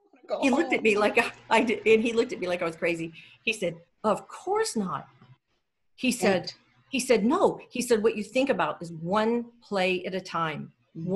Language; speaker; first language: English; native; English